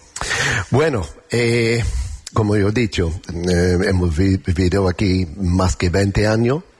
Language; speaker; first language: Spanish; non-native, learner; English